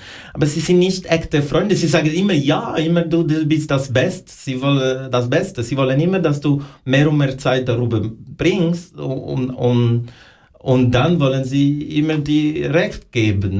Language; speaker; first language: German; non-native, learner; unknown